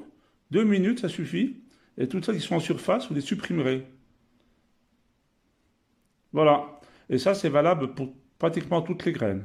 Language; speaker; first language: French; native; French